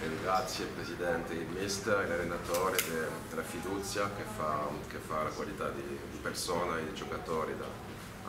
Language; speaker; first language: Italian; non-native, learner; French